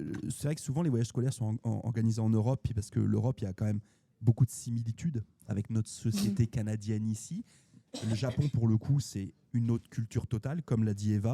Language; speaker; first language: French; native; French